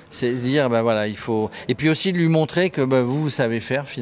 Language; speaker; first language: French; native; French